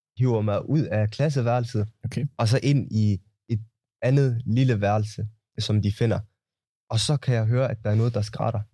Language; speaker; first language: Danish; early bilingual, other home language; Somali